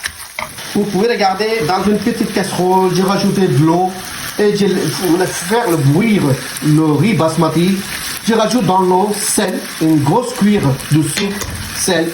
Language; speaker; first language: French; non-native, learner; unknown